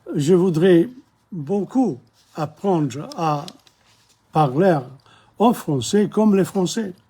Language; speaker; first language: French; non-native, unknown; English